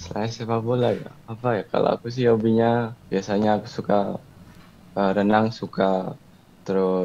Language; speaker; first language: Indonesian; early bilingual, heritage; Indonesian